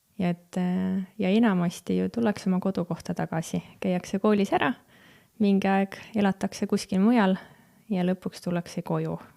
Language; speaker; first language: Estonian; native; Estonian